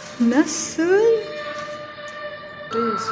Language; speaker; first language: Turkish; non-native, learner; Indonesian